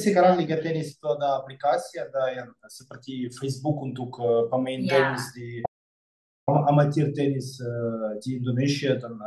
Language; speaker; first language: Indonesian; non-native, fluent; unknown